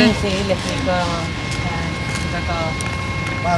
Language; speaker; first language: Spanish; native; Spanish